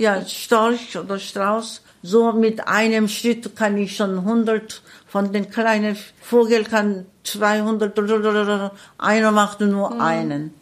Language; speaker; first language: German; non-native, learner; Korean